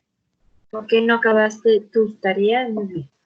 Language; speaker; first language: Spanish; native; Spanish